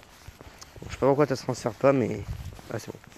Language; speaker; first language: French; native; French